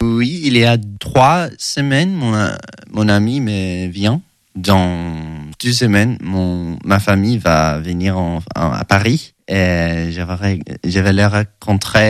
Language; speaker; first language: French; non-native, learner; Swedish